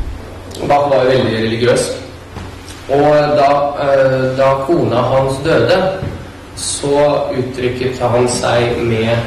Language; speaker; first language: Norwegian; early bilingual, other home language; Russian